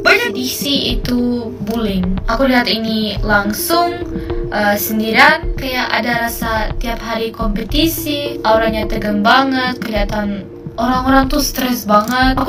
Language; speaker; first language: Indonesian; non-native, fluent; German